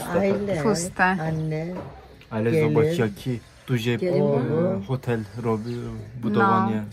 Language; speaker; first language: Polish; non-native, learner; Turkish